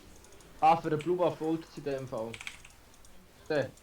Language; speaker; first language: German; native; German